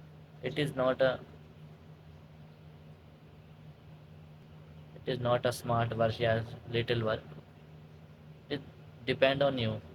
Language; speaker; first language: English; non-native, learner; Hindi